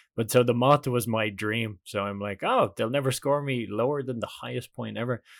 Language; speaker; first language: English; native; English